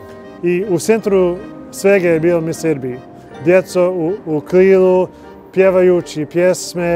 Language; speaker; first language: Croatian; non-native, learner; English